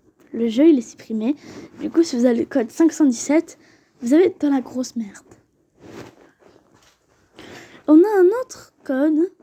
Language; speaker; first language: French; native; French